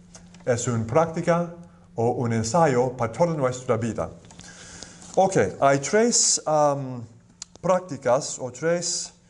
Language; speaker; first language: Spanish; non-native, fluent; English